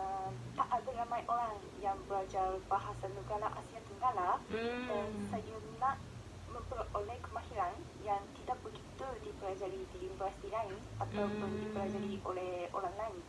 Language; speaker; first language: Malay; non-native, fluent; Japanese